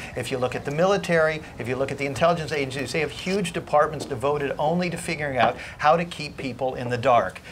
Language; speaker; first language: English; native; English